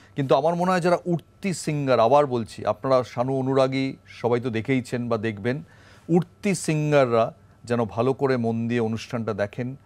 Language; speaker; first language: Bangla; native; Bangla